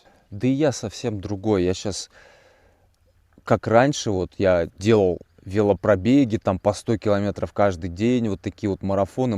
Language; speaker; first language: Russian; native; Russian